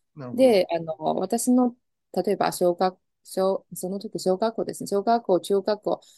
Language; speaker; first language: Japanese; non-native, fluent; Chinese